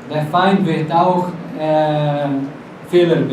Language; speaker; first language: German; non-native, fluent; Portuguese